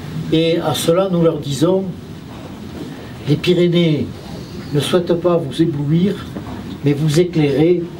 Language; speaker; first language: French; native; French